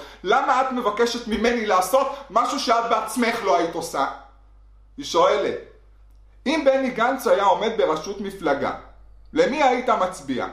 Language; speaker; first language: Hebrew; native; Hebrew